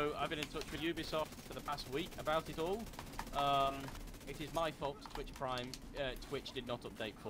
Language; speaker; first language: English; native; English